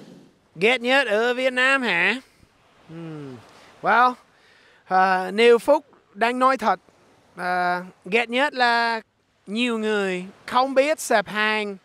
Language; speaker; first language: Vietnamese; non-native, learner; English